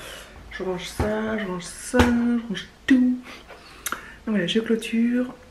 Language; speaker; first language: French; native; French